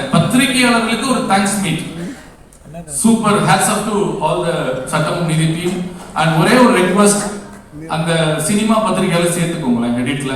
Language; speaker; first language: Tamil; native; Tamil